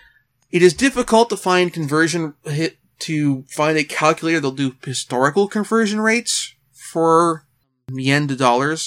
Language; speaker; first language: English; native; English